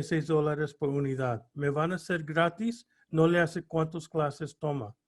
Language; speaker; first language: Spanish; early bilingual, heritage; Spanish